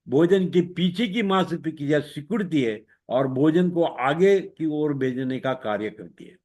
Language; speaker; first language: Hindi; non-native, local second language; Marathi